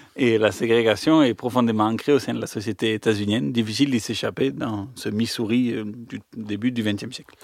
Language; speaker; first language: French; native; French